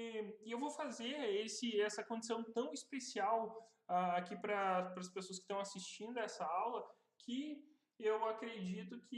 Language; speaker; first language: Portuguese; native; Portuguese